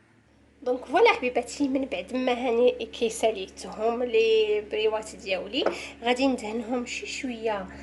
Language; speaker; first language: Arabic; native; Arabic